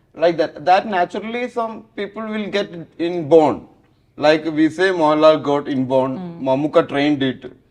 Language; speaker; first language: English; non-native, local second language; Malayalam